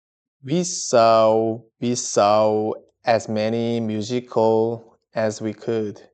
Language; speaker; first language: English; non-native, learner; Korean